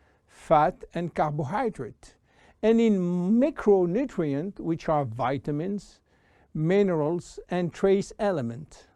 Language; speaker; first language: English; non-native, fluent; French